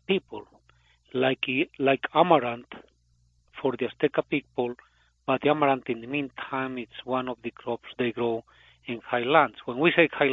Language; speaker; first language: English; non-native, fluent; Spanish